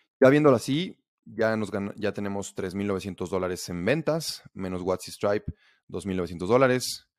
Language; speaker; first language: Spanish; native; Spanish